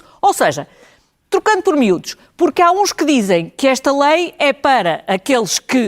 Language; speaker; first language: Portuguese; native; Portuguese